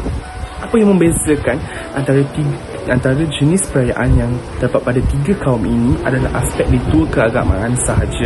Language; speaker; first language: Malay; native; Malay